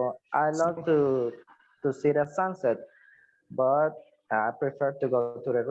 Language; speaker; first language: English; non-native, fluent; Spanish